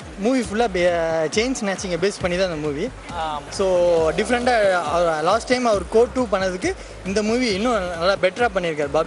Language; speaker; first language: Tamil; native; Tamil